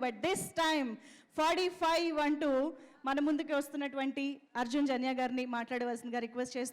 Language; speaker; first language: Telugu; native; Telugu